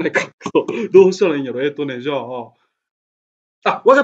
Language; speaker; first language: Japanese; native; Japanese